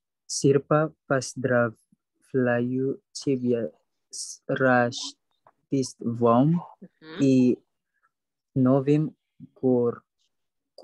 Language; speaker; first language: Russian; non-native, learner; Indonesian